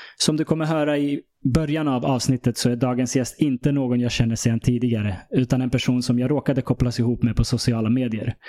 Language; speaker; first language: Swedish; early bilingual, other home language; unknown